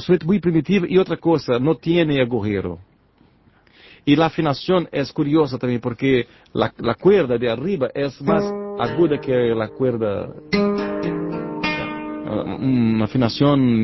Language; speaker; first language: Spanish; non-native, learner; Portuguese